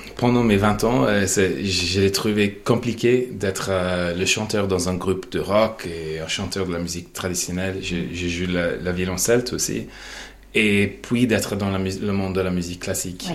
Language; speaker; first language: French; non-native, fluent; English